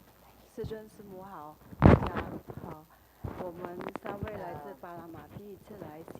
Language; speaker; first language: Chinese; early bilingual, heritage; Chinese